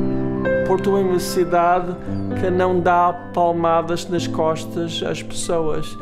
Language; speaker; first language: Portuguese; non-native, fluent; English